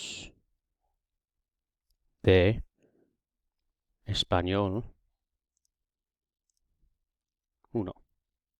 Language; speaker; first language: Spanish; non-native, fluent; English